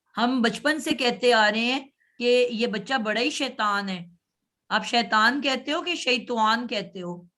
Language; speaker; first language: Urdu; native; Urdu